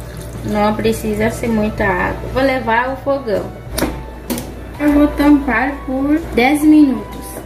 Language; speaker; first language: Portuguese; non-native, fluent; Haitian Creole